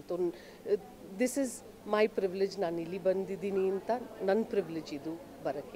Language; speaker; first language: Kannada; non-native, fluent; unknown